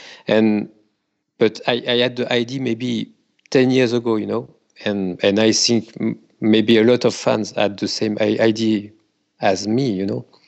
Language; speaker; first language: English; non-native, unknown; French